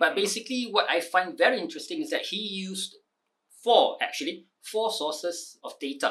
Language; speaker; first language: English; non-native, local second language; Malay